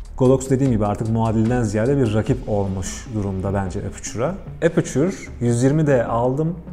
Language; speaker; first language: Turkish; native; Turkish